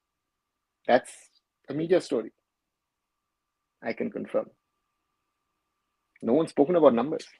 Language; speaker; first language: English; non-native, local second language; Bangla